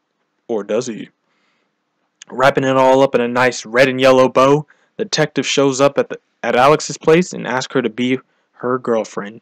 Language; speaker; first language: English; native; English